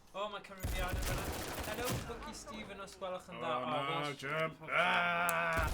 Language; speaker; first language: Welsh; non-native, local second language; English